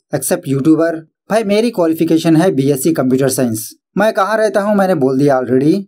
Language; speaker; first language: Hindi; non-native, local second language; Urdu